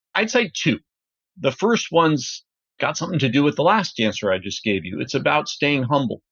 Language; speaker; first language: English; native; English